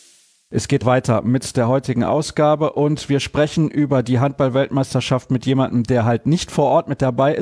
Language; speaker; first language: German; native; German